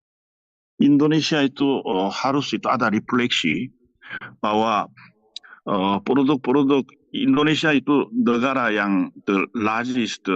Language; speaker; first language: Indonesian; non-native, fluent; Korean